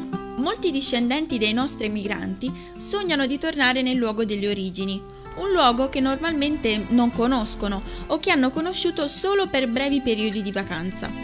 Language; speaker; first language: Italian; native; Italian